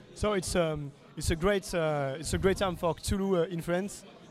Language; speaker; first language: English; non-native, fluent; French